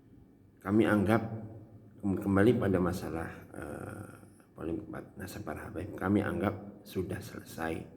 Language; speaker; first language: Indonesian; native; Indonesian